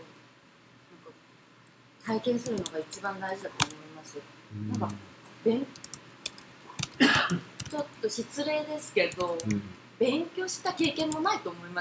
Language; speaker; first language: Japanese; non-native, fluent; Korean